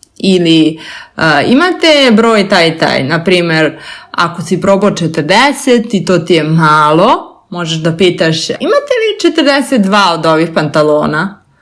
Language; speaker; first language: Serbian; native; Serbian